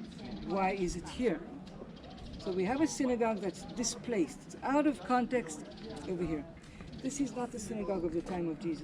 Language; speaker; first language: English; non-native, fluent; Hebrew